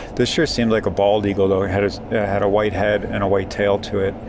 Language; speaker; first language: English; native; English